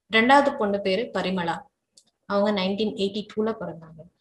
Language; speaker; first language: Tamil; native; Tamil